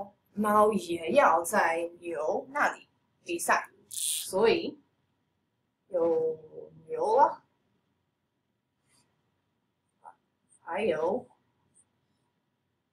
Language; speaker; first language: Chinese; non-native, fluent; English